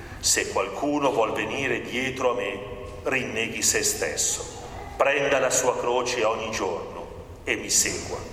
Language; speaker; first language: Italian; native; Italian